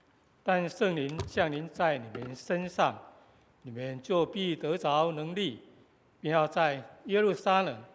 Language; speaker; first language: Chinese; native; Chinese